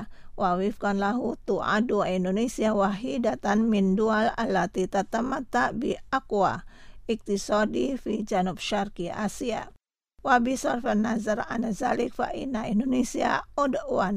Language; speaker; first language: Arabic; non-native, fluent; Indonesian